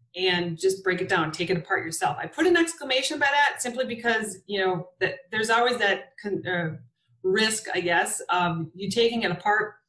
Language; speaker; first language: English; native; English